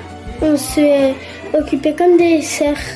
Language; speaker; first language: French; early bilingual, other home language; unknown